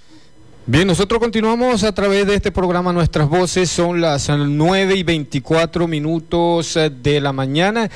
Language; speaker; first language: Spanish; native; Spanish